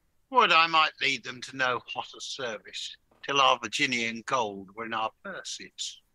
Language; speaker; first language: English; native; English